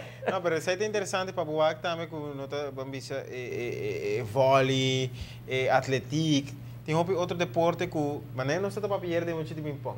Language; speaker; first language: Portuguese; non-native, learner; Papiamento